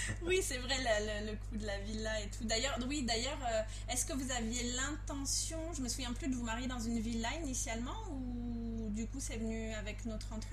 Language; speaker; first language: French; native; French